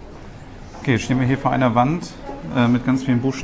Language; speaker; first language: German; native; German